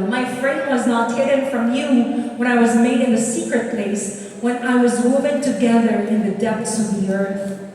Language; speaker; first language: English; non-native, local second language; Filipino